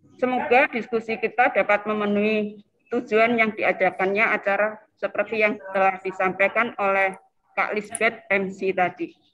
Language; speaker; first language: Indonesian; native; Indonesian